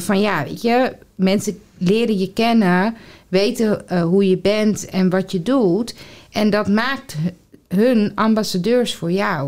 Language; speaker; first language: Dutch; native; Dutch